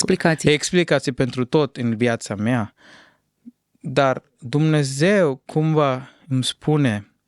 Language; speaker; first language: Romanian; non-native, fluent; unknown